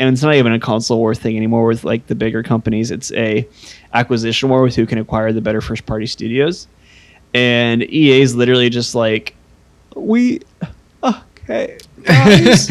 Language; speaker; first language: English; native; English